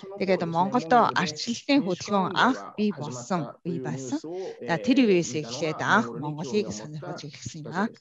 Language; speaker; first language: Mongolian; non-native, fluent; Japanese